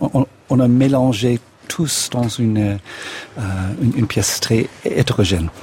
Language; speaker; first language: French; non-native, fluent; English